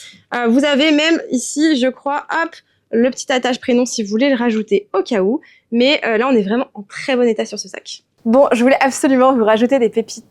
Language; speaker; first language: French; native; French